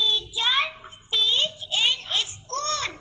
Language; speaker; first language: English; non-native, learner; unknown